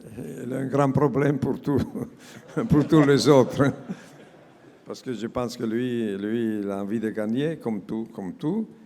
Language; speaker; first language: French; non-native, learner; Italian